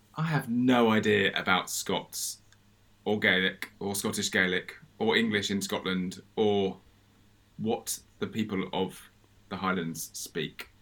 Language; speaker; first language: English; native; English